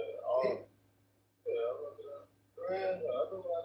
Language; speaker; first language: English; native; English